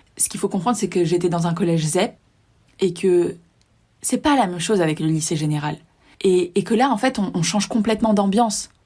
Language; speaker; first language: French; native; French